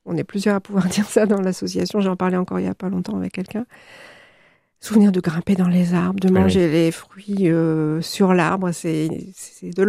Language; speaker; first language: French; native; French